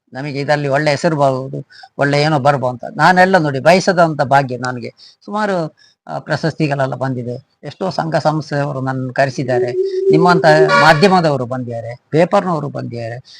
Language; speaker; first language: Kannada; native; Kannada